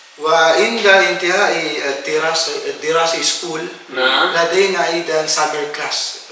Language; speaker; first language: Arabic; non-native, fluent; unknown